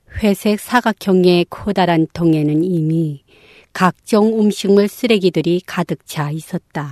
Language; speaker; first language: Korean; non-native, local second language; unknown